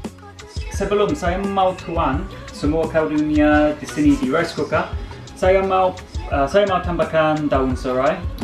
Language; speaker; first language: Indonesian; non-native, learner; English